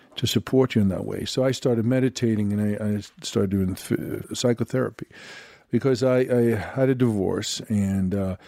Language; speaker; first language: English; non-native, fluent; Swedish